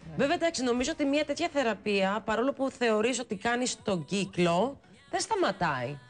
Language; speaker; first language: Greek; early bilingual, heritage; Greek